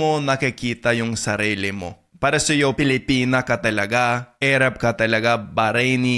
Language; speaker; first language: Filipino; non-native, fluent; English